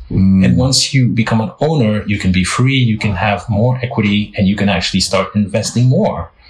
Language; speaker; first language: English; non-native, fluent; French